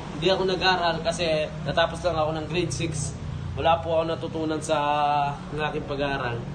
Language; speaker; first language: Filipino; non-native, local second language; Pampanga